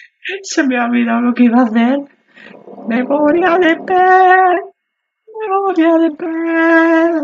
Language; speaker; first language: Spanish; native; Spanish